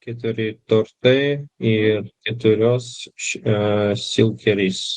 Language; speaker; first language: Lithuanian; non-native, learner; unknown